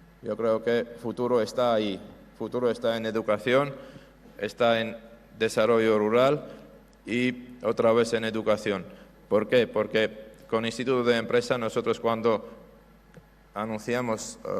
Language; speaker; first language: Spanish; non-native, fluent; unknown